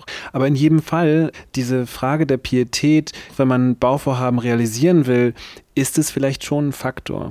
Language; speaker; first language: German; native; German